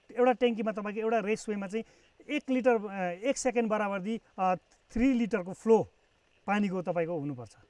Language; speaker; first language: Nepali; native; Nepali